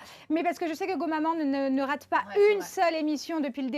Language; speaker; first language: French; native; French